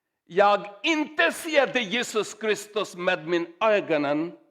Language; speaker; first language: Swedish; non-native, learner; Urdu